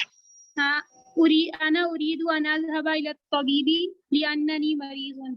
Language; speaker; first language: Arabic; non-native, learner; Urdu